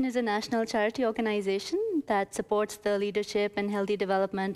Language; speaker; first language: English; non-native, local second language; Urdu